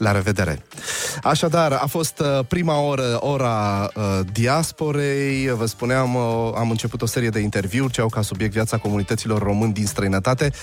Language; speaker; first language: Romanian; native; Romanian